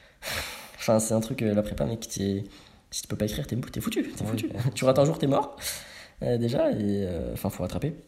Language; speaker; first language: French; native; French